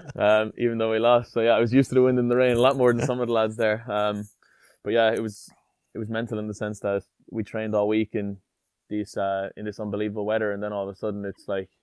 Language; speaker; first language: English; native; English